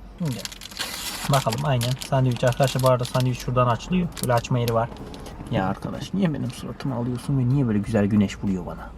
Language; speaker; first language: Turkish; early bilingual, heritage; Turkish